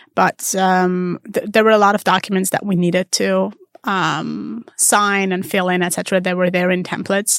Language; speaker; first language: English; non-native, fluent; Armenian